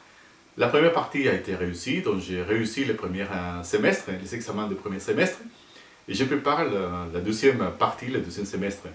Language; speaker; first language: French; non-native, fluent; Spanish